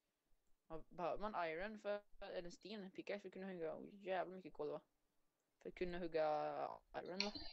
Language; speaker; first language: Swedish; native; Swedish